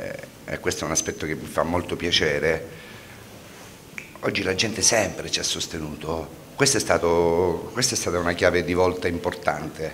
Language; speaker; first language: Italian; native; Italian